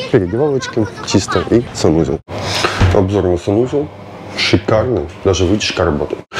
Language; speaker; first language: Russian; native; Russian